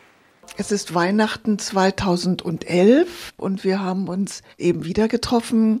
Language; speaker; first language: German; native; German